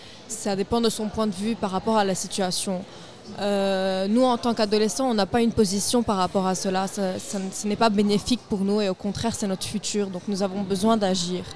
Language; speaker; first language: French; non-native, local second language; Arabic